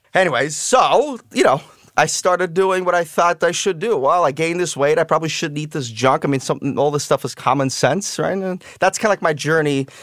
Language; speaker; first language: English; early bilingual, other home language; Russian